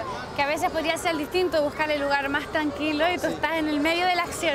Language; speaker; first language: Spanish; native; Spanish